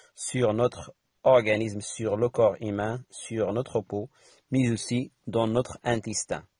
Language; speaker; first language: French; non-native, local second language; Arabic